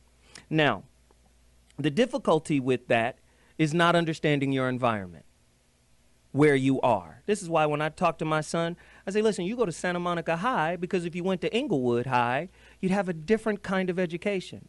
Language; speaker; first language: English; native; English